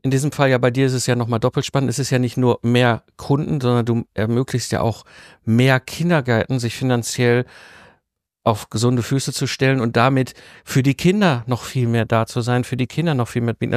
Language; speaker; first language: German; native; German